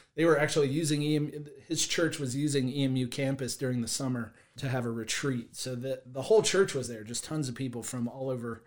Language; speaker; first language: English; native; English